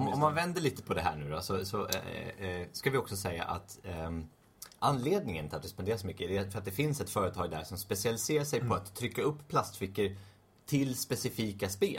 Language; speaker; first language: Swedish; native; Swedish